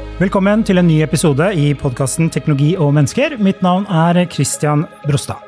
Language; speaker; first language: Norwegian; native; Norwegian